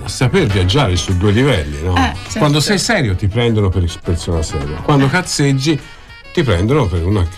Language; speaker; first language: Italian; native; Italian